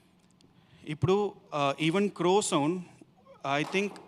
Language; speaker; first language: Telugu; non-native, learner; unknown